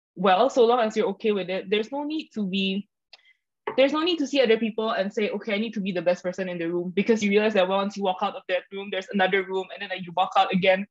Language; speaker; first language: English; non-native, fluent; Indonesian